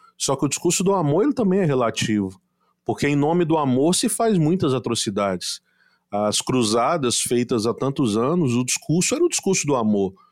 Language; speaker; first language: Portuguese; native; Portuguese